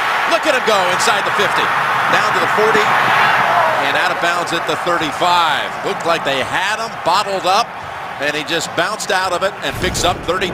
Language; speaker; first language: English; native; English